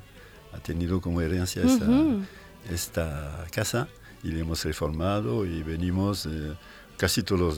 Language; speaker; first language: Spanish; non-native, fluent; French